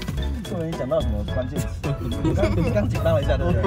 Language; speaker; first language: Chinese; native; Chinese